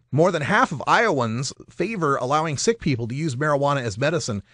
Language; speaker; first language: English; native; English